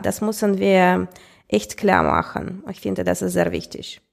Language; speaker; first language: German; non-native, fluent; Russian